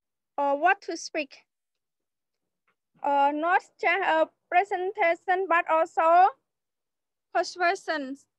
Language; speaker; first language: English; non-native, learner; Khmer